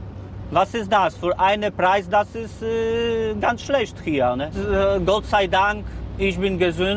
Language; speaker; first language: German; non-native, learner; Polish